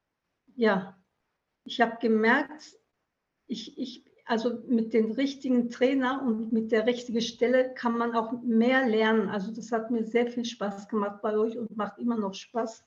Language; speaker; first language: German; early bilingual, other home language; Turkish